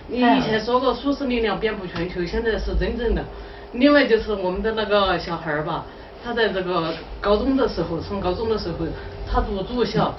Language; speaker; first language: Chinese; native; Chinese